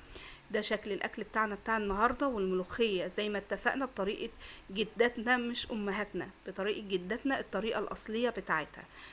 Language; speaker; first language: Arabic; native; Arabic